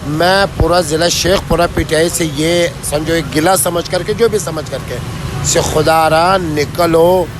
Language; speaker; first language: Urdu; non-native, local second language; Pashto